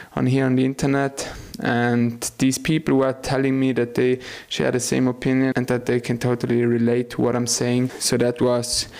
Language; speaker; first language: English; non-native, fluent; German